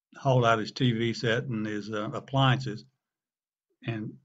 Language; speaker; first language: English; native; English